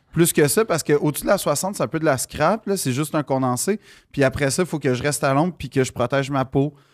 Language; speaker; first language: French; native; French